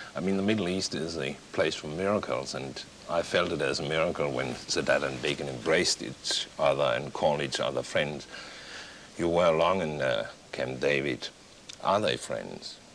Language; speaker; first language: English; non-native, fluent; Danish